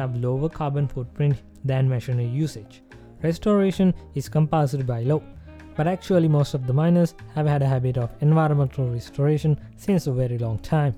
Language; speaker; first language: English; non-native, local second language; Sinhala